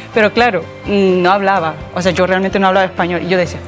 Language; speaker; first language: Spanish; early bilingual, other home language; Korean